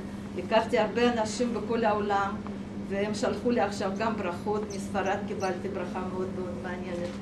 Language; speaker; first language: Hebrew; non-native, fluent; Russian